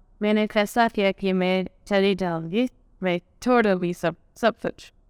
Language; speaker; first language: Urdu; non-native, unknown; English